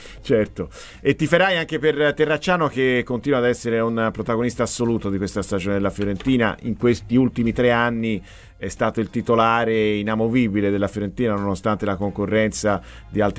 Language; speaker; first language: Italian; native; Italian